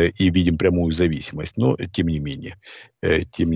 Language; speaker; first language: Russian; native; Russian